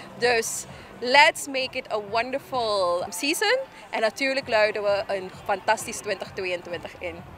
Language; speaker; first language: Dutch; native; Dutch